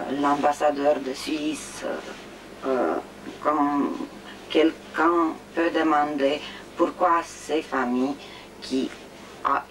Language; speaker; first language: French; non-native, learner; Romanian